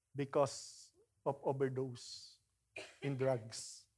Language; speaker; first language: English; non-native, local second language; Filipino